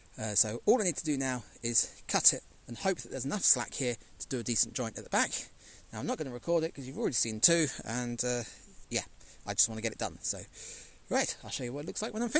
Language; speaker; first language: English; native; English